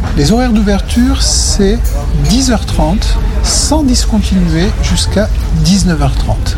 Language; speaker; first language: French; native; French